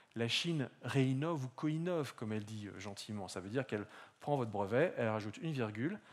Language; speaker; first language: French; native; French